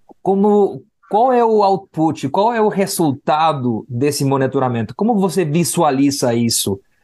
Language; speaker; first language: Portuguese; non-native, fluent; Spanish